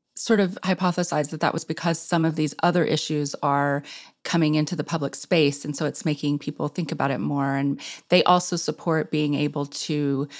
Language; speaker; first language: English; native; English